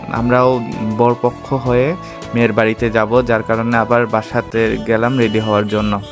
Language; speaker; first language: Bangla; non-native, local second language; Garo